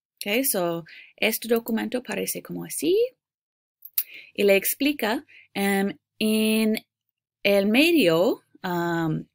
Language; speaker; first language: Spanish; non-native, fluent; English